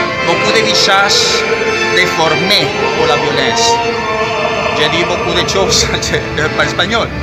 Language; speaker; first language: French; non-native, learner; Spanish